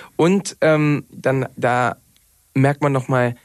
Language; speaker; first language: German; non-native, fluent; Spanish